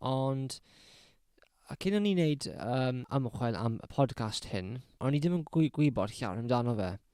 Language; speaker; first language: Welsh; non-native, local second language; English